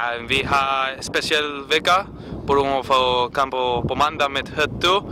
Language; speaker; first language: Norwegian; non-native, learner; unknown